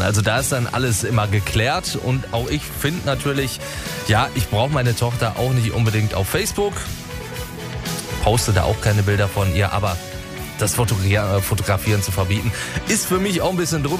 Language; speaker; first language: German; native; German